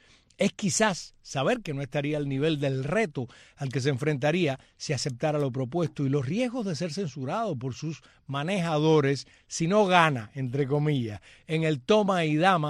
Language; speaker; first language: Spanish; native; Spanish